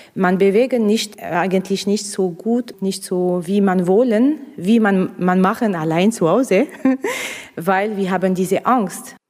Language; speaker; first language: German; non-native, fluent; Russian